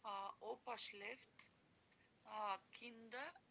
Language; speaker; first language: German; non-native, learner; Macedonian